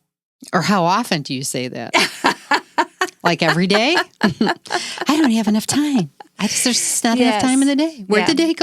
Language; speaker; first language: English; native; English